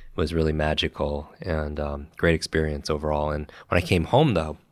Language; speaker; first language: English; native; English